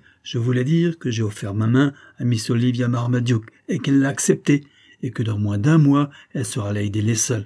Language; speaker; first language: French; native; French